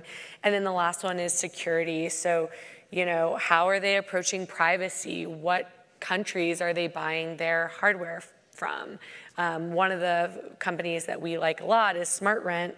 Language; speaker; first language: English; native; English